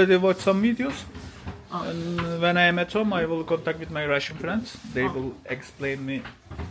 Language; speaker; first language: English; non-native, learner; Turkish